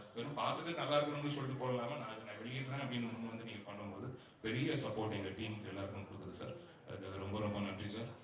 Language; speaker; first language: Tamil; native; Tamil